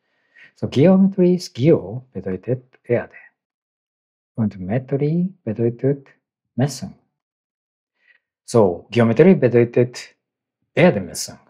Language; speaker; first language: German; non-native, learner; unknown